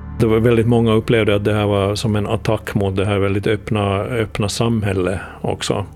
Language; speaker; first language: Swedish; native; Swedish